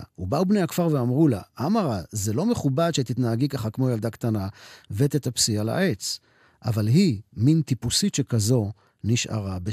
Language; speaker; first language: Hebrew; native; Hebrew